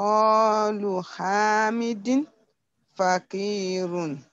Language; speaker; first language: Arabic; non-native, learner; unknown